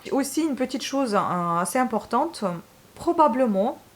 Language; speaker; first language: French; non-native, fluent; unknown